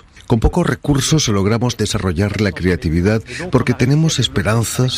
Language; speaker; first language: Spanish; native; Spanish